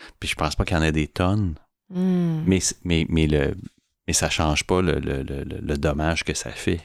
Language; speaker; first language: French; native; French